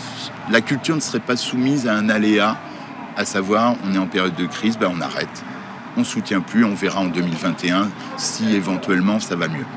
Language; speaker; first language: French; native; French